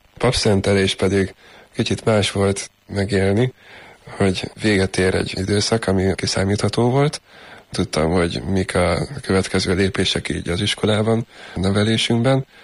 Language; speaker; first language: Hungarian; native; Hungarian